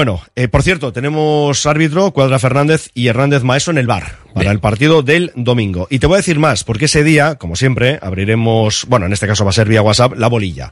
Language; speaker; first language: Spanish; native; Spanish